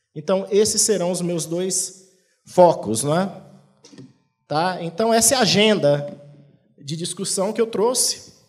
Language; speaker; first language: Portuguese; native; Portuguese